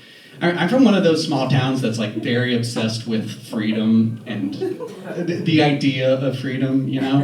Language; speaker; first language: English; native; English